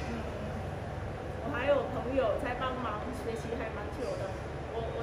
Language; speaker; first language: Chinese; non-native, fluent; Vietnamese